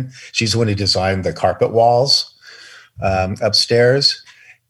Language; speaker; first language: English; native; English